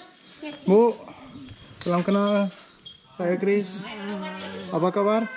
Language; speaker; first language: Indonesian; non-native, learner; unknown